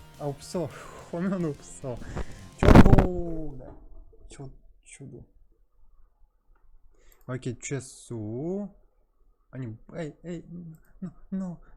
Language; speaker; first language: Korean; non-native, learner; Russian